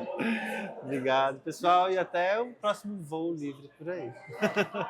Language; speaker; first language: Portuguese; native; Portuguese